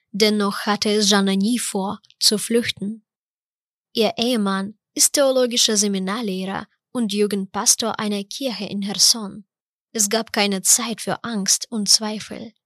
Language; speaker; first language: German; non-native, fluent; Ukrainian